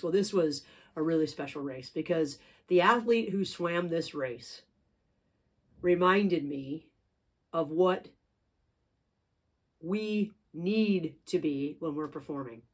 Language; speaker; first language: English; native; English